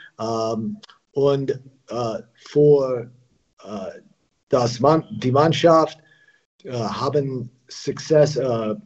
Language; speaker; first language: German; non-native, learner; English